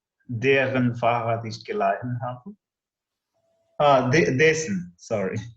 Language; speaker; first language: German; non-native, learner; English